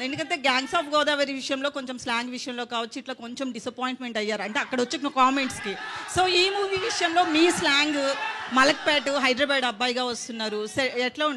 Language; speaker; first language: Telugu; native; Telugu